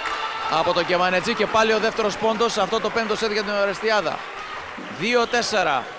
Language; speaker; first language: Greek; native; Greek